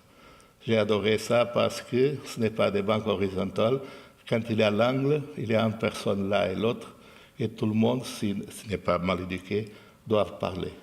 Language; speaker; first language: French; non-native, fluent; Portuguese